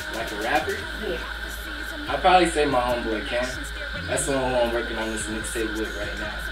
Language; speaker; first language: English; native; English